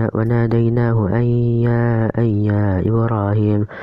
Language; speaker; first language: Arabic; non-native, learner; Indonesian